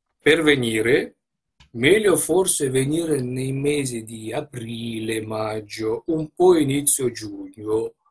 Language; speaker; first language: Italian; non-native, fluent; Uzbek